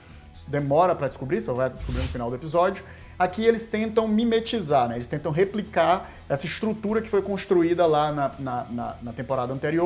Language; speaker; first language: Portuguese; native; Portuguese